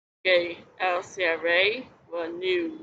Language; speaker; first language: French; non-native, learner; Khmer